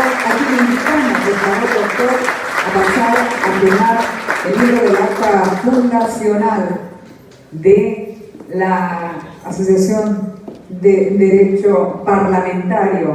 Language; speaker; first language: Spanish; native; Spanish